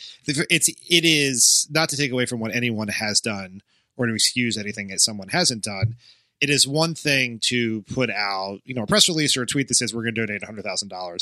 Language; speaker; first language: English; native; English